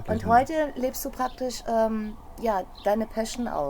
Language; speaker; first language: German; native; German